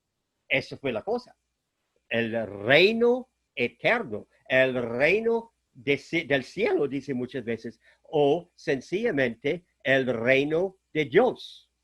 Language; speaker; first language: Spanish; non-native, fluent; German